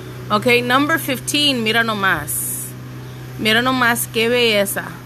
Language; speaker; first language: Spanish; early bilingual, heritage; Spanish